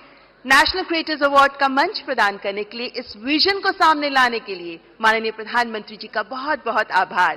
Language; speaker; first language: Hindi; native; Hindi